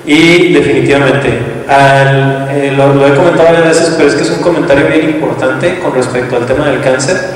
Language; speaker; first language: Spanish; native; Spanish